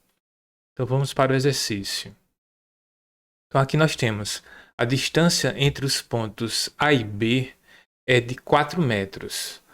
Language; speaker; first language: Portuguese; native; Portuguese